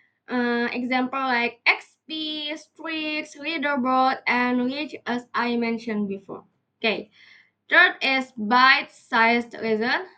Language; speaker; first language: English; non-native, learner; Indonesian